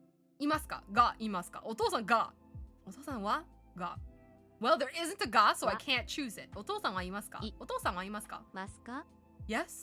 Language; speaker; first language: Japanese; non-native, learner; English